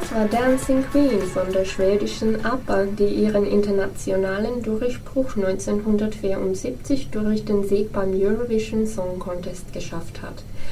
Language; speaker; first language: German; non-native, fluent; Finnish